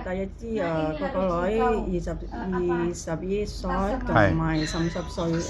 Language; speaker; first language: Cantonese; non-native, learner; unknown